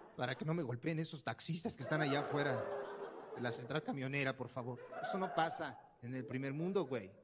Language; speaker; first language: Spanish; native; Spanish